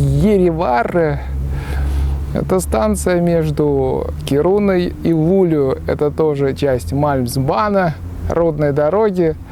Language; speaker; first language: Russian; native; Russian